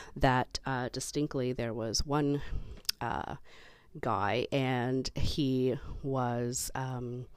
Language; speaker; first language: English; native; English